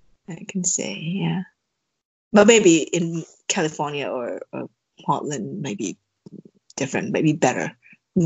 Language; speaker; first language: English; non-native, fluent; Thai